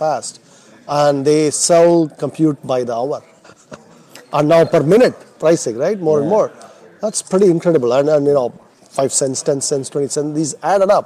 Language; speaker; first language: English; non-native, local second language; Tamil